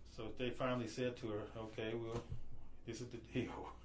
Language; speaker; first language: English; native; English